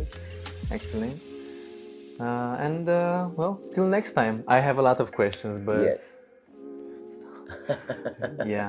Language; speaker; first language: English; non-native, fluent; Romanian